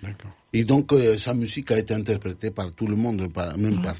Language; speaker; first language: French; non-native, fluent; Spanish